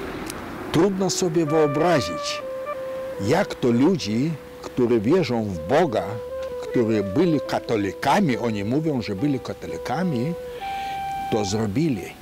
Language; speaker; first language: Polish; non-native, local second language; Yiddish